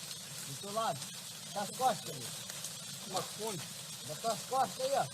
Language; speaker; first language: Portuguese; native; Portuguese